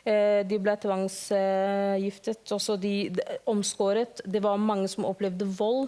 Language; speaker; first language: Norwegian; early bilingual, other home language; Somali